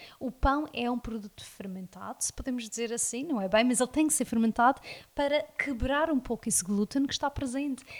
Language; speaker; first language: Portuguese; early bilingual, heritage; Portuguese